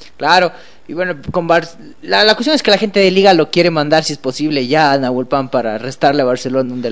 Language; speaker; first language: Spanish; native; Spanish